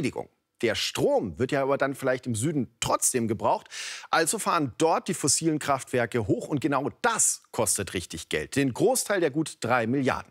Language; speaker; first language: German; native; German